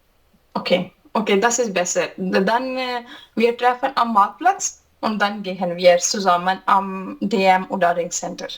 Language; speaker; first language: German; non-native, learner; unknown